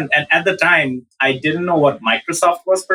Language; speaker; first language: English; non-native, local second language; Bangla